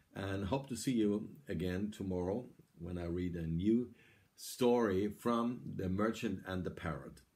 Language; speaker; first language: English; non-native, fluent; German